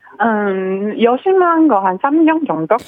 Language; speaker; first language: Korean; non-native, learner; Chinese